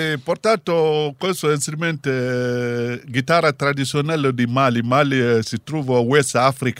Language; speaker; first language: Italian; non-native, learner; Bambara